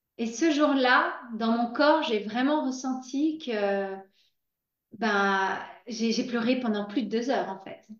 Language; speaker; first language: French; native; French